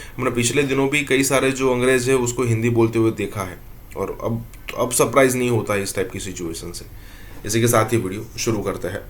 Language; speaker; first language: Hindi; native; Hindi